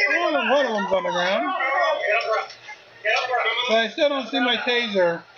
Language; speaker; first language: English; native; English